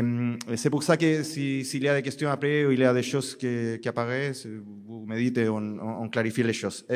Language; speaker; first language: French; non-native, learner; Spanish